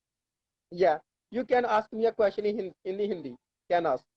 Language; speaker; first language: English; non-native, learner; Urdu